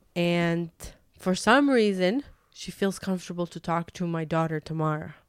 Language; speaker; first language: English; native; English